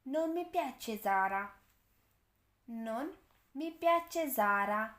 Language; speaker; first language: Italian; non-native, fluent; Urdu